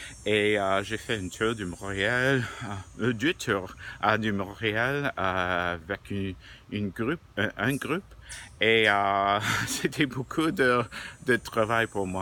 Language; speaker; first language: French; non-native, learner; English